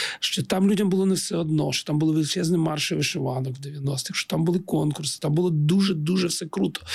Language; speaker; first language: Ukrainian; non-native, local second language; Russian